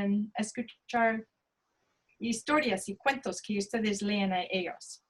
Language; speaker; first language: Spanish; non-native, fluent; English